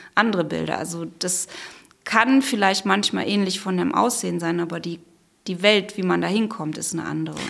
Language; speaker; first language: German; native; German